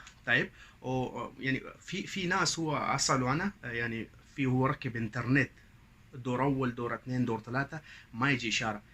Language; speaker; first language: Arabic; non-native, learner; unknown